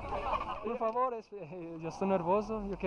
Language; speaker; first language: Spanish; non-native, learner; English